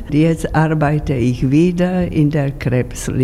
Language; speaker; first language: German; non-native, fluent; Slovak